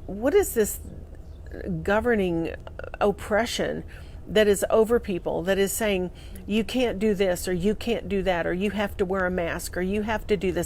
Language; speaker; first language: English; native; English